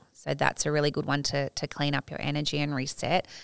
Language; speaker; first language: English; native; English